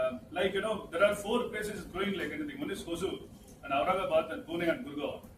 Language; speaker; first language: English; non-native, local second language; Tamil